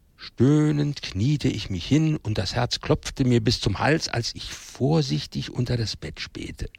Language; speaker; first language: German; native; German